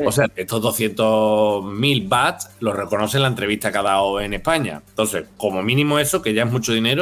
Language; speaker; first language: Spanish; native; Spanish